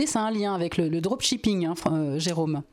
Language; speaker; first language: French; native; French